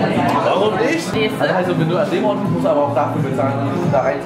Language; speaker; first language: German; non-native, fluent; Vietnamese